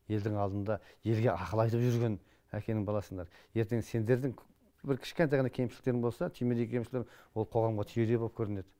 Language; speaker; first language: Kazakh; native; Kazakh